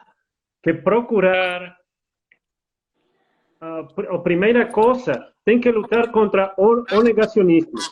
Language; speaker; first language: Portuguese; non-native, fluent; Spanish